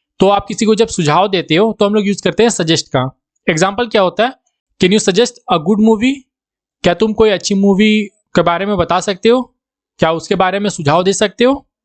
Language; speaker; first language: Hindi; native; Hindi